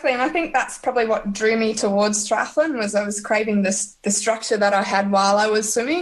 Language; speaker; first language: English; native; English